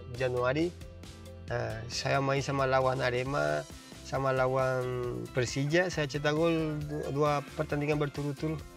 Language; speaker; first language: Indonesian; non-native, fluent; Spanish